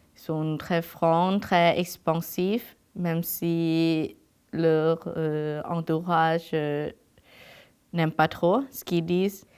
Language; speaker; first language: French; non-native, fluent; Thai